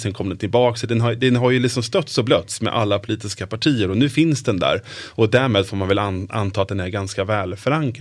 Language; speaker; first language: Swedish; native; Swedish